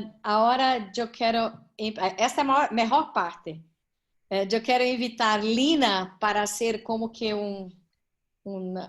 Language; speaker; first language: Portuguese; non-native, learner; Spanish